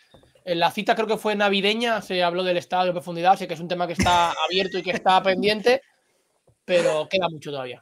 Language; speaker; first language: Spanish; native; Spanish